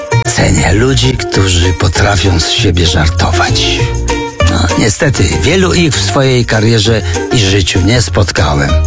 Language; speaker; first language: Polish; native; Polish